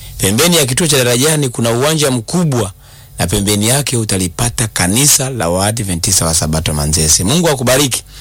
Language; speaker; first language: Swahili; native; Swahili